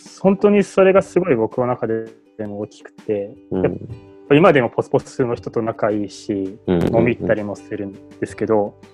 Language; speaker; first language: Japanese; native; Japanese